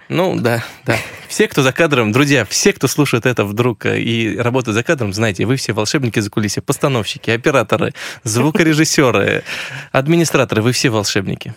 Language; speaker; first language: Russian; native; Russian